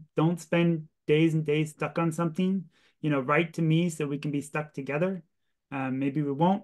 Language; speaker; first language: English; native; English